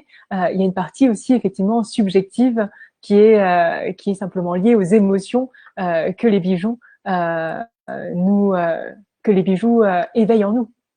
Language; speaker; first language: French; native; French